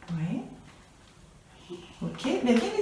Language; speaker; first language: French; native; French